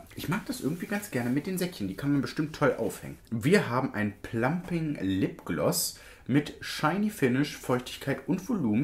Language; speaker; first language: German; native; German